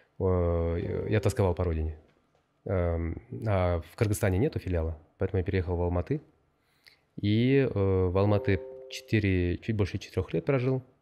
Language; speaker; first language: Russian; native; Russian